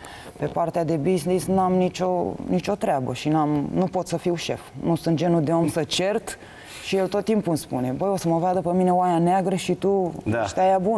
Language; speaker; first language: Romanian; native; Romanian